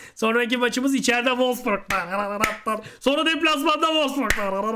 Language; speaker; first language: Turkish; native; Turkish